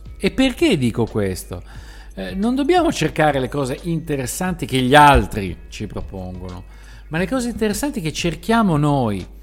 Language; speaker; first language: Italian; native; Italian